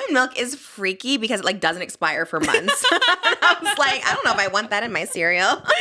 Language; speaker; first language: English; native; English